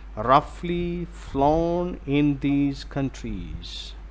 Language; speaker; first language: English; non-native, local second language; Malayalam